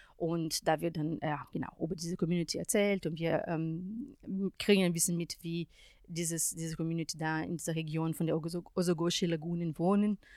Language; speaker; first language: German; non-native, fluent; Portuguese